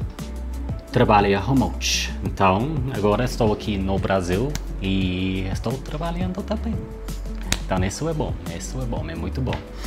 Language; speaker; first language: Portuguese; non-native, learner; English